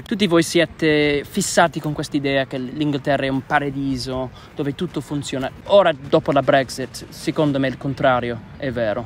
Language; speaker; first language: Italian; non-native, fluent; English